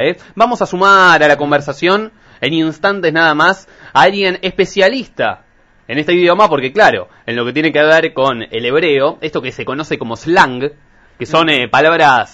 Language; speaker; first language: Spanish; native; Spanish